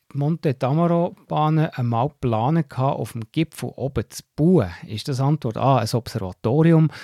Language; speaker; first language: German; native; German